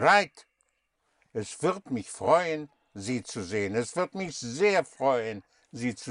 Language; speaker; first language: German; non-native, fluent; English